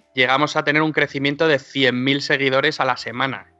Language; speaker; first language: Spanish; native; Spanish